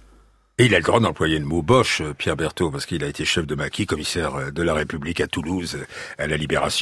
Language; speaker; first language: French; native; French